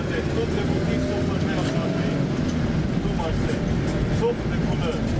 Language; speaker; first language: French; non-native, learner; Hindi